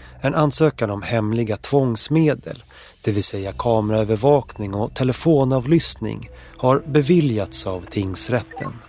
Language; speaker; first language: Swedish; native; Swedish